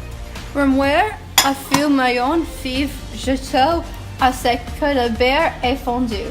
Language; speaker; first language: French; non-native, learner; English